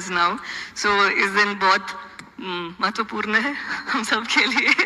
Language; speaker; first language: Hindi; non-native, local second language; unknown